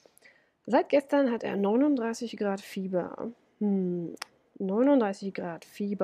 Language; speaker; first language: German; non-native, fluent; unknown